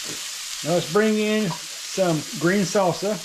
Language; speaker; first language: English; native; English